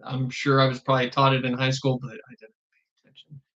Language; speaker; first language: English; native; English